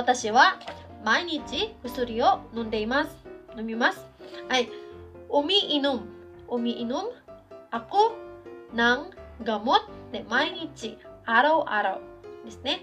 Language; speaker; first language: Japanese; non-native, fluent; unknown